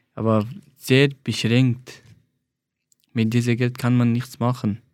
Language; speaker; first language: German; non-native, fluent; Persian